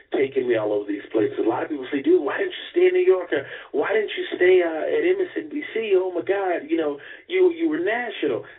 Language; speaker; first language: English; native; English